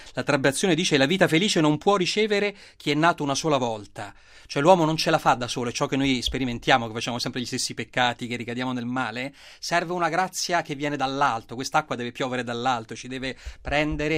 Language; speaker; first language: Italian; native; Italian